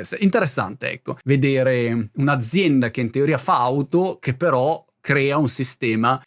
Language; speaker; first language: Italian; native; Italian